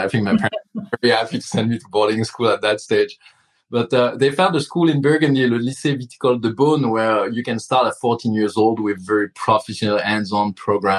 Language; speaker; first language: English; non-native, fluent; French